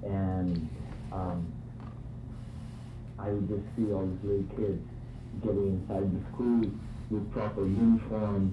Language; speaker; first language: English; non-native, local second language; Bangla